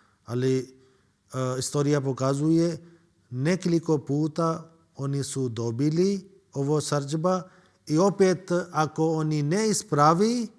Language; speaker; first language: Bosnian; non-native, learner; Urdu